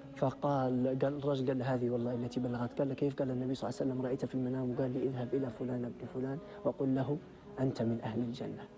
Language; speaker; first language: Arabic; native; Arabic